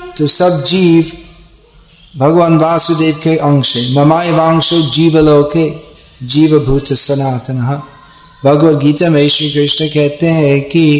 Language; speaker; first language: Hindi; non-native, fluent; English